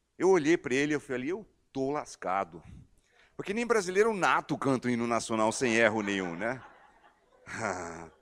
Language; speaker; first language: Portuguese; non-native, fluent; English